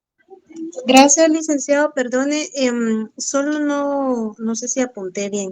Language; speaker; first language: Spanish; native; Spanish